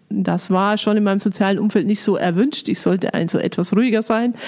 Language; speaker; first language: German; native; German